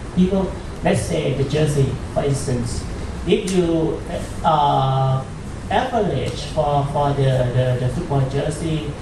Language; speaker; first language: English; non-native, fluent; Thai